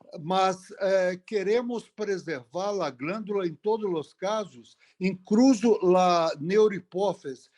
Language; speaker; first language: Portuguese; non-native, learner; Spanish